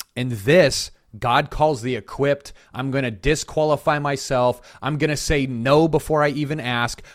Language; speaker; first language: English; native; English